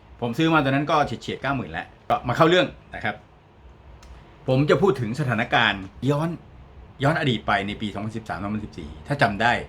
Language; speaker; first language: Thai; native; Thai